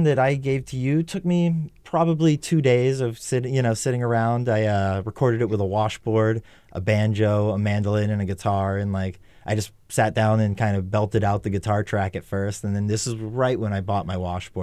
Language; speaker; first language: English; native; English